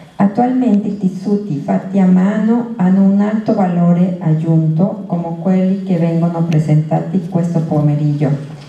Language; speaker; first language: Italian; non-native, learner; Spanish